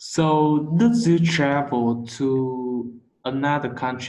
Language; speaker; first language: English; non-native, learner; Vietnamese